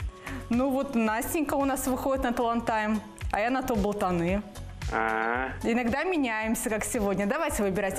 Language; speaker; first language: Russian; native; Russian